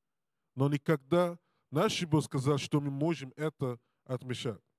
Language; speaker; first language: Russian; non-native, learner; Portuguese